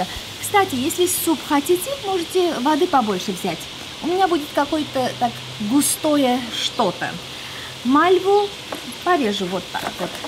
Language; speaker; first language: Russian; non-native, local second language; Armenian